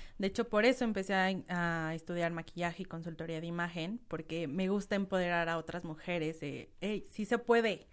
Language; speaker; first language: Spanish; native; Spanish